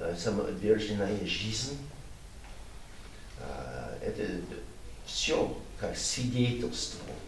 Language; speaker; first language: Russian; non-native, learner; English